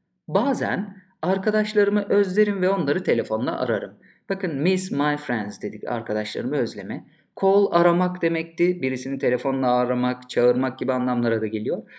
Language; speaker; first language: Turkish; native; Turkish